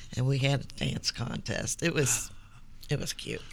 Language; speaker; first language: English; native; English